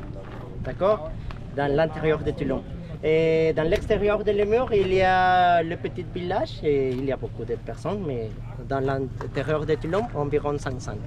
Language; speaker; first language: French; non-native, learner; Spanish